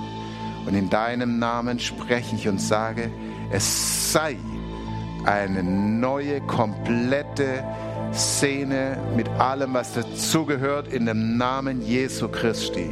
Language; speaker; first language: German; native; German